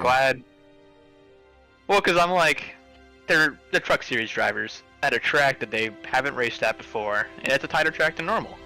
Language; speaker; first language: English; native; English